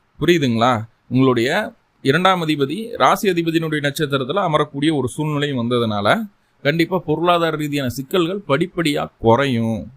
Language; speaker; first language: Tamil; native; Tamil